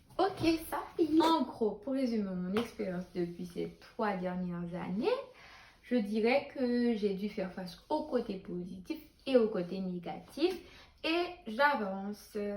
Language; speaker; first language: French; non-native, local second language; Haitian Creole